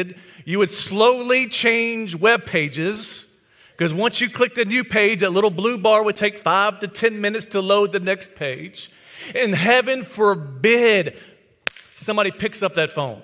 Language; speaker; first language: English; native; English